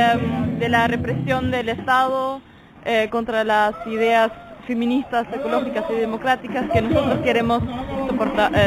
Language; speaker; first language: Spanish; non-native, fluent; German